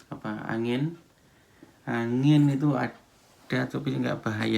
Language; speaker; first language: Indonesian; non-native, local second language; Javanese